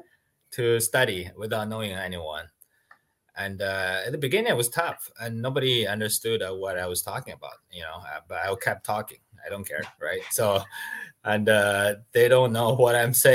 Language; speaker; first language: English; non-native, fluent; Chinese